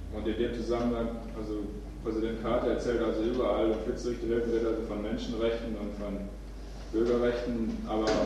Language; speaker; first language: German; native; German